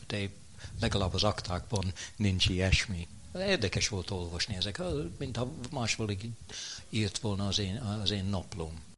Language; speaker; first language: Hungarian; non-native, fluent; English